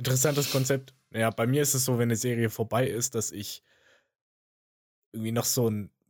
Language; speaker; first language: German; native; German